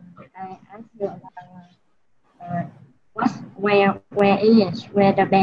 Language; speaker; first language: English; non-native, learner; Vietnamese